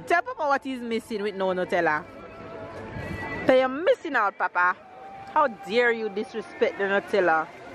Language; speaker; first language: English; native; English